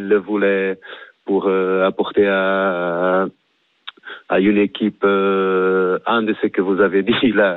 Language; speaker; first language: French; non-native, fluent; Portuguese